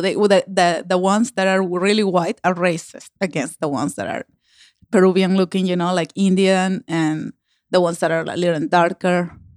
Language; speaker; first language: English; non-native, fluent; Spanish